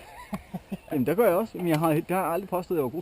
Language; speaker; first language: Danish; native; Danish